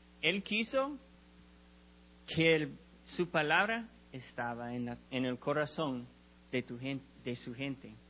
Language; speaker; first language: Spanish; non-native, learner; English